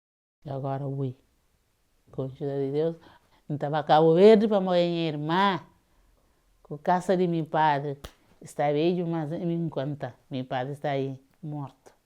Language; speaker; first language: Portuguese; non-native, learner; Kabuverdianu